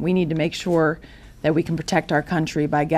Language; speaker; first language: English; native; English